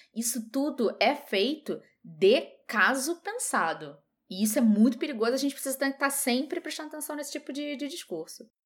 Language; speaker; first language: Portuguese; native; Portuguese